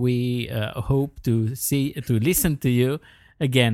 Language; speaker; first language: English; non-native, learner; Spanish